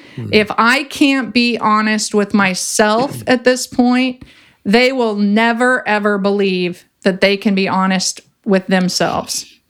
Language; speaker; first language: English; native; English